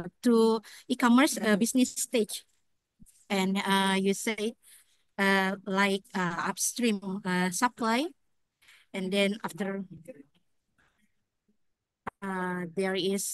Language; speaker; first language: English; non-native, learner; Indonesian